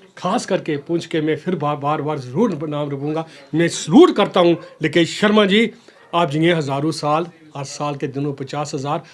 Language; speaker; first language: Hindi; non-native, local second language; Pahari-Potwari